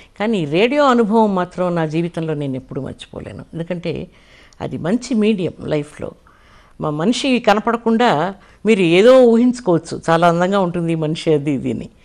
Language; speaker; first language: Telugu; non-native, local second language; English